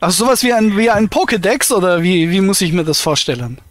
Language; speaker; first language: German; native; German